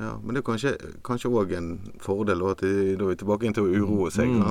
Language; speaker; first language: Norwegian; native; Norwegian